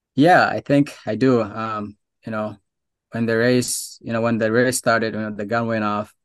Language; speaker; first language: English; non-native, local second language; Arabic